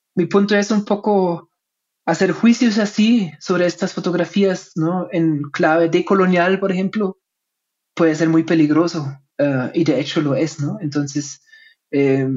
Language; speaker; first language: Spanish; non-native, fluent; German